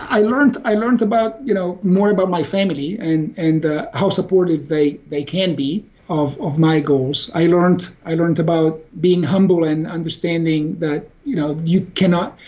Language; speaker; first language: English; non-native, fluent; Italian